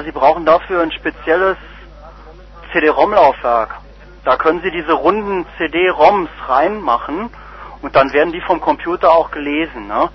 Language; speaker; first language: German; native; German